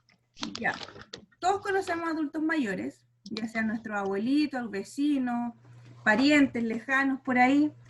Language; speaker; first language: Spanish; native; Spanish